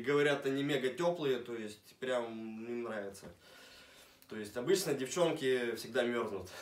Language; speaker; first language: Russian; native; Russian